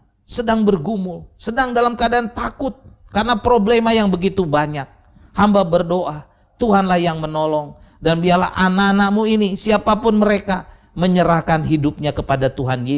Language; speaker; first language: Indonesian; native; Indonesian